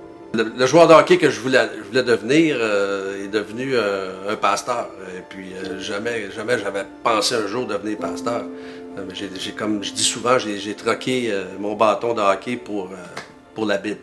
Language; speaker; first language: French; native; French